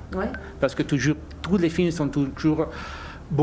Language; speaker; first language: French; non-native, fluent; Italian